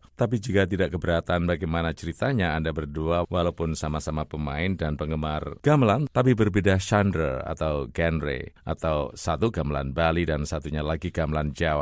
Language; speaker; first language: Indonesian; native; Indonesian